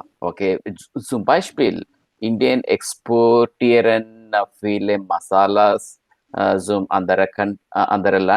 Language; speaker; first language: German; non-native, learner; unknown